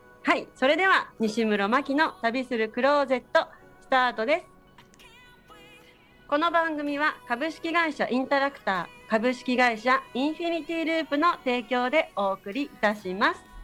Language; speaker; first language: Japanese; native; Japanese